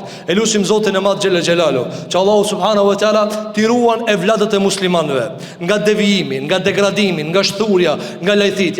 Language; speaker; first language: Albanian; native; Albanian